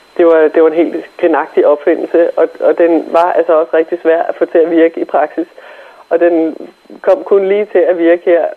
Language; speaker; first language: Danish; native; Danish